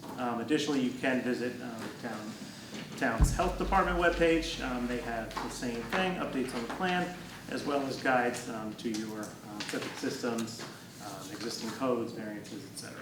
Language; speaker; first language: English; native; English